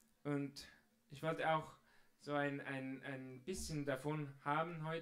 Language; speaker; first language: German; non-native, fluent; Italian